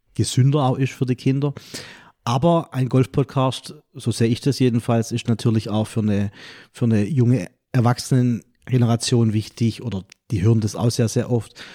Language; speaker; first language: German; non-native, fluent; French